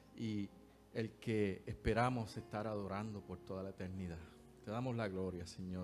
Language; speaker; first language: Spanish; native; Spanish